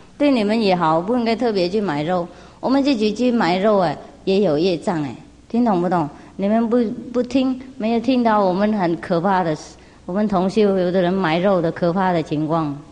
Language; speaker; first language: Chinese; non-native, fluent; Vietnamese